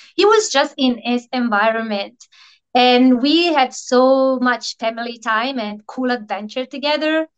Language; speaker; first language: English; non-native, fluent; Italian